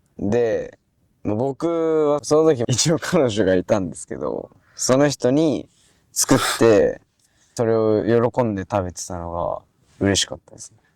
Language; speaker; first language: Japanese; native; Japanese